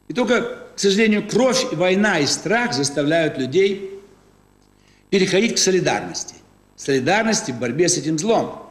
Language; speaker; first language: Russian; native; Russian